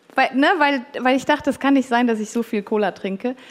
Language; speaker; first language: German; native; German